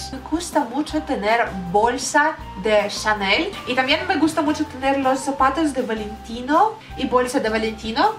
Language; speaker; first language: Spanish; non-native, learner; Russian